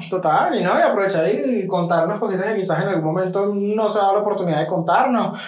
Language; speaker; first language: Spanish; native; Spanish